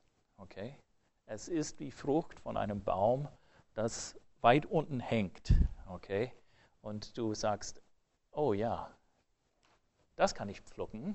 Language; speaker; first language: German; non-native, fluent; English